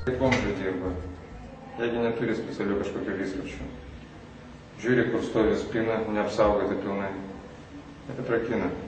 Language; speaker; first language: Lithuanian; non-native, learner; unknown